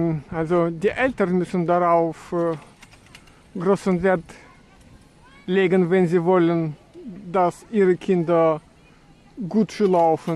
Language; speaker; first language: German; non-native, fluent; Russian